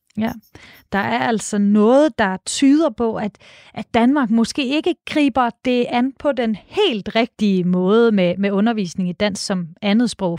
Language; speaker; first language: Danish; native; Danish